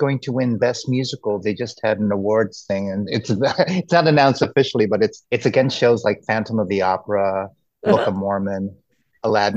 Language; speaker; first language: English; early bilingual, other home language; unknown